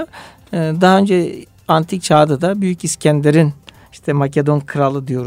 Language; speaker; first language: Turkish; native; Turkish